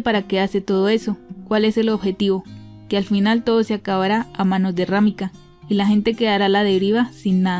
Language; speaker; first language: Spanish; native; Spanish